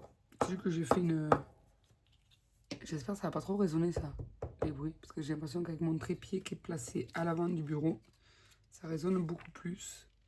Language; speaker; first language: French; native; French